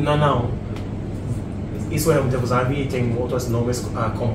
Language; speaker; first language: Portuguese; non-native, learner; English